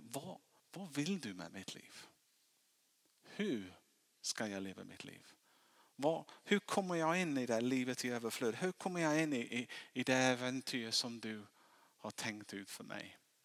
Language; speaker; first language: Swedish; non-native, fluent; English